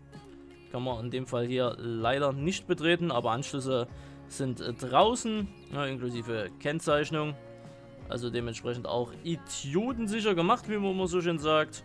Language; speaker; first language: German; native; German